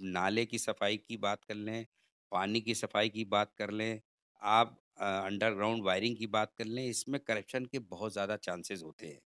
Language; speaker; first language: Hindi; native; Hindi